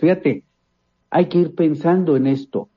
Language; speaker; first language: Spanish; native; Spanish